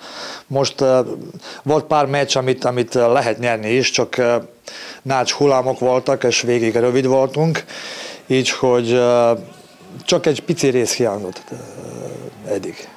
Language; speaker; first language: Hungarian; non-native, learner; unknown